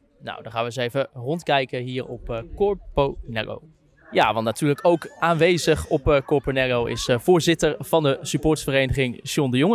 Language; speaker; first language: Dutch; native; Dutch